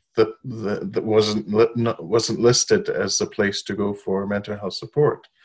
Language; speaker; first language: English; non-native, fluent; Arabic